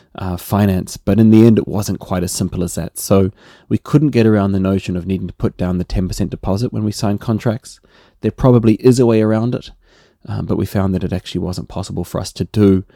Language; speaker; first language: English; native; English